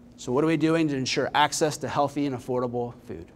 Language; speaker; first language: English; native; English